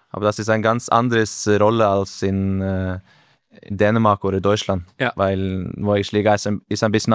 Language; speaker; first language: German; non-native, learner; Norwegian